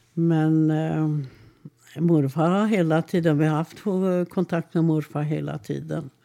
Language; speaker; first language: Swedish; non-native, fluent; Hungarian